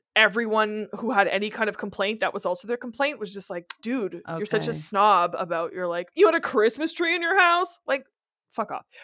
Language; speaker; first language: English; non-native, fluent; French